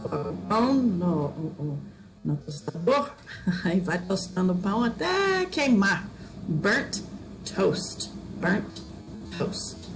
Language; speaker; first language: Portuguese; non-native, fluent; English